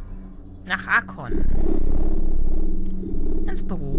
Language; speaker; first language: German; native; German